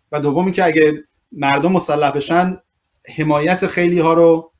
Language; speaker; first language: Persian; early bilingual, other home language; English